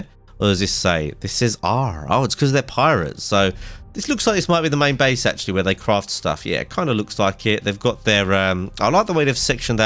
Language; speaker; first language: English; native; English